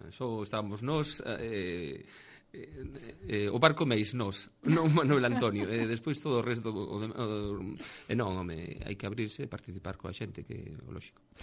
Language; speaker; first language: Galician; native; Galician